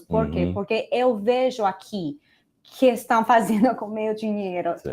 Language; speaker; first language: Portuguese; non-native, fluent; Spanish